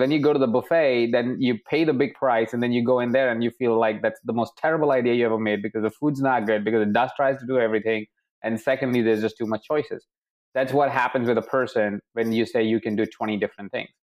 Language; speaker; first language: English; non-native, local second language; Hindi